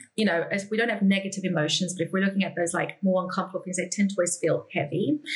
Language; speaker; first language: English; native; English